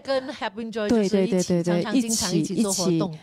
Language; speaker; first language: Chinese; native; Chinese